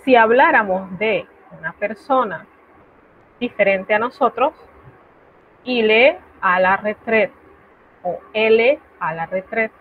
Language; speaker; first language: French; non-native, fluent; Spanish